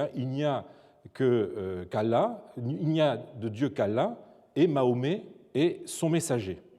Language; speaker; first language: French; native; French